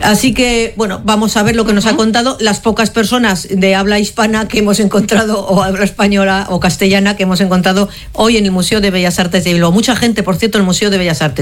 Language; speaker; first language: Spanish; native; Spanish